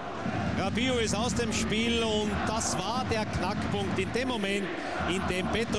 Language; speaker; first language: German; native; German